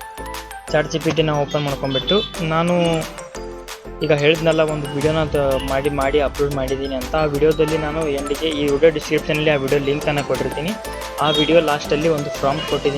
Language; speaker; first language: Kannada; native; Kannada